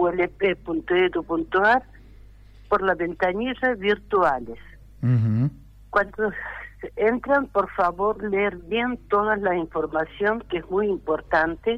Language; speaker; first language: Spanish; non-native, fluent; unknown